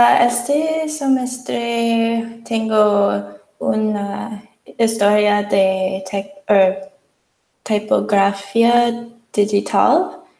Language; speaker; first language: Spanish; non-native, learner; English